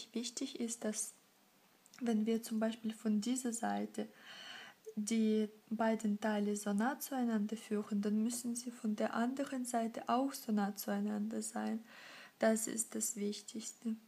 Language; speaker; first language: German; non-native, fluent; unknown